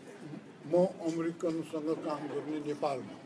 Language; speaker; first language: Nepali; non-native, local second language; Newari